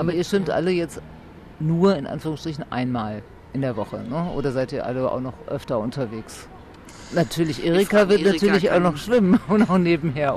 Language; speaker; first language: German; native; German